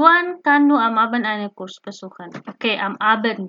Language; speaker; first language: German; non-native, learner; Indonesian